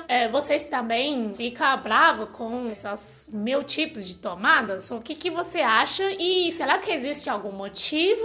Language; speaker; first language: Portuguese; non-native, fluent; Chinese